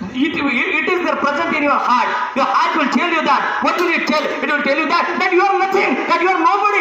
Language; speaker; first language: English; non-native, local second language; Marathi